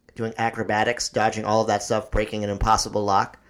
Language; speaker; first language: English; native; English